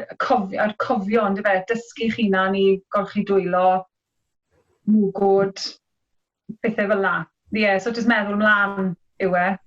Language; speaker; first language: Welsh; native; Welsh